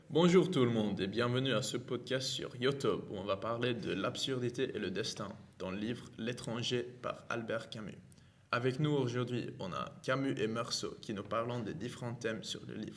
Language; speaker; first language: French; non-native, learner; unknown